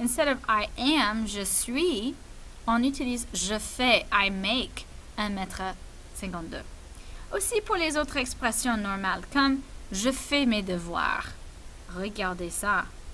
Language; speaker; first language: French; non-native, fluent; English